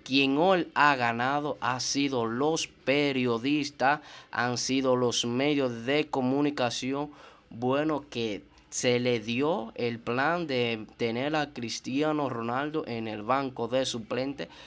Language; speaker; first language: Spanish; native; Spanish